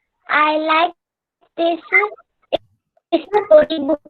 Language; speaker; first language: English; non-native, learner; Hindi